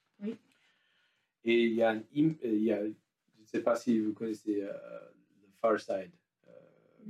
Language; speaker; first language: French; non-native, learner; English